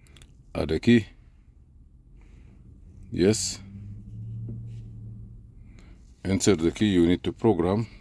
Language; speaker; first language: English; non-native, fluent; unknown